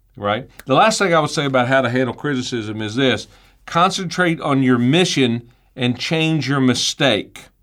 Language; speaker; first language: English; native; English